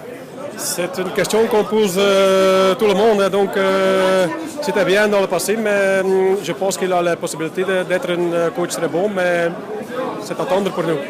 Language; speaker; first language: French; non-native, local second language; Dutch